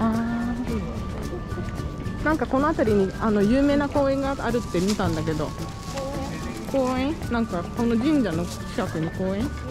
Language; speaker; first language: Japanese; non-native, fluent; Portuguese